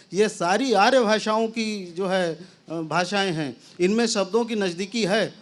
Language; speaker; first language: Hindi; native; Hindi